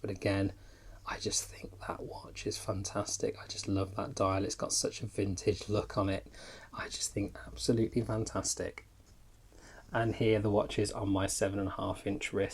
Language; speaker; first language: English; native; English